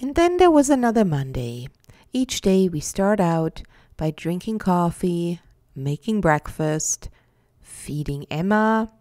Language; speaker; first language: English; non-native, fluent; German